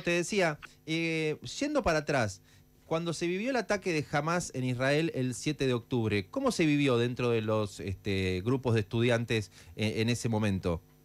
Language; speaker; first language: Spanish; native; Spanish